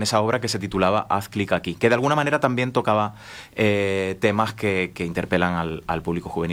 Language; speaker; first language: Spanish; native; Spanish